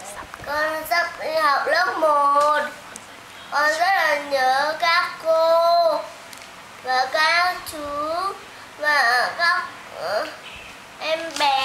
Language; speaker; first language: Vietnamese; native; Vietnamese